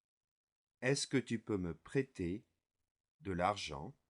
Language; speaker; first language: French; non-native, fluent; English